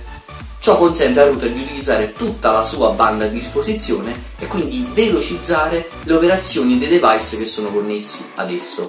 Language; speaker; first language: Italian; native; Italian